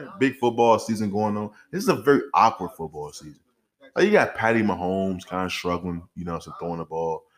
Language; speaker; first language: English; native; English